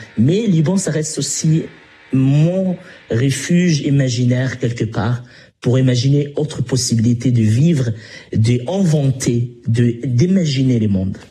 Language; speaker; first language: French; non-native, fluent; Arabic